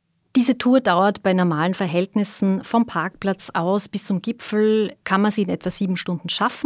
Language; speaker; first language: German; native; German